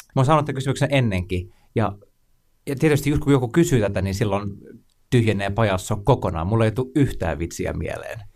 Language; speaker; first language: Finnish; non-native, local second language; Swedish